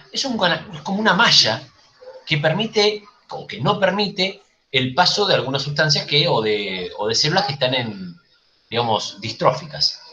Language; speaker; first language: Spanish; native; Spanish